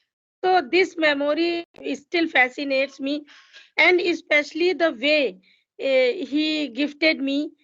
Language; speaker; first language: English; non-native, local second language; Hindi